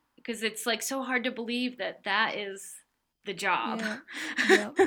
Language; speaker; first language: English; native; English